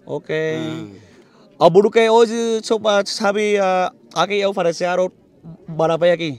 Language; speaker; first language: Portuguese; non-native, learner; Vietnamese